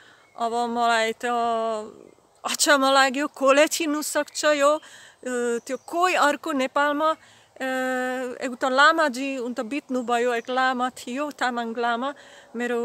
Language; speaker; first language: Nepali; non-native, learner; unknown